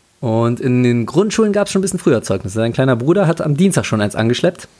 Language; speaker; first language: German; native; German